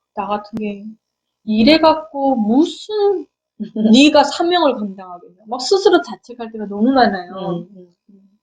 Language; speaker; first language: Korean; native; Korean